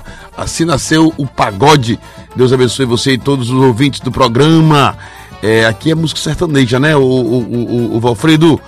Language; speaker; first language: Portuguese; native; Portuguese